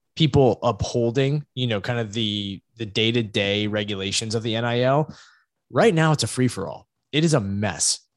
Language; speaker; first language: English; native; English